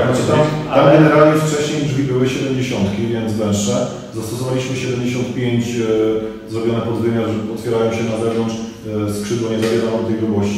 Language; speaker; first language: Polish; native; Polish